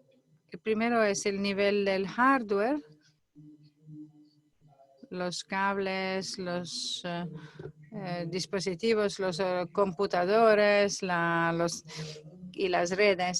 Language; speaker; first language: Spanish; non-native, fluent; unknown